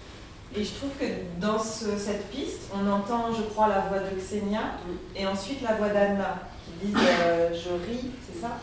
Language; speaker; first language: French; native; French